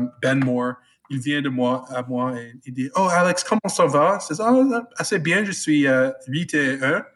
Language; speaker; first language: French; non-native, fluent; English